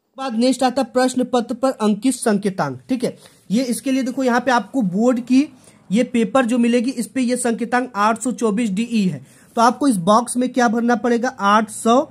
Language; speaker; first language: Hindi; native; Hindi